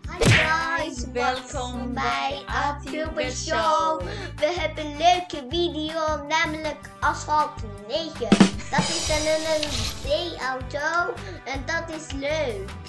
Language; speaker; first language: Dutch; early bilingual, other home language; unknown